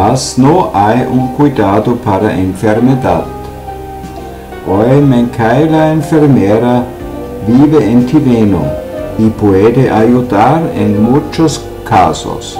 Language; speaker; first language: Spanish; non-native, learner; German